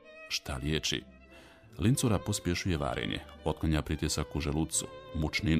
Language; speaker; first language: Croatian; native; Croatian